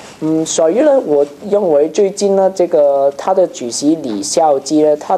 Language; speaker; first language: Chinese; non-native, local second language; Cantonese